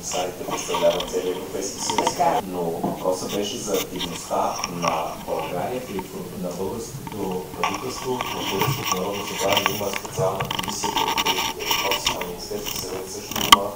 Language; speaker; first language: Bulgarian; native; Bulgarian